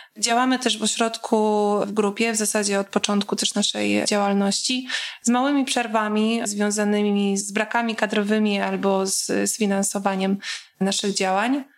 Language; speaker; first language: Polish; native; Polish